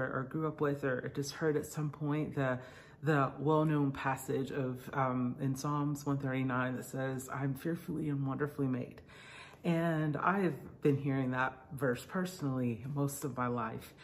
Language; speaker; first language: English; native; English